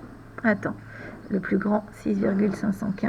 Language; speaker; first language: French; native; French